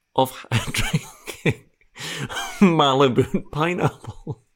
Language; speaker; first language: English; native; English